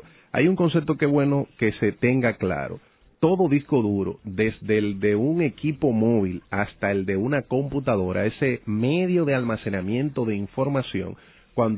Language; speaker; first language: Spanish; native; Spanish